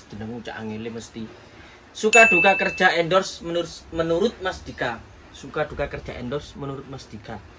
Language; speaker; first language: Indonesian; native; Indonesian